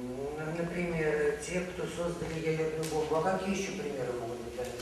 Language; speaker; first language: Russian; native; Russian